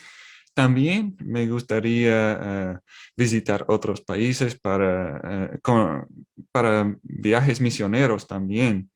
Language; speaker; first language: Spanish; non-native, learner; English